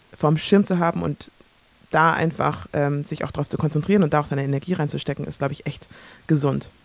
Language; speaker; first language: German; early bilingual, other home language; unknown